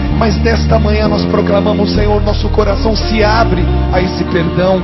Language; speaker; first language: Portuguese; native; Portuguese